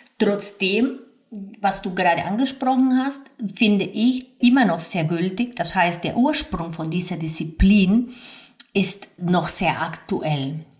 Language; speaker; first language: German; non-native, fluent; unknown